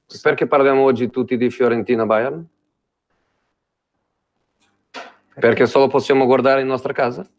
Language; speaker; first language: Italian; non-native, fluent; Spanish